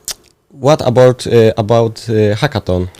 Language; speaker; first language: English; non-native, learner; Polish